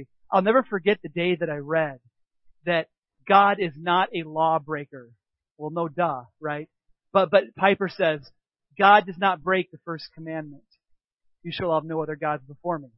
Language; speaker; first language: English; native; English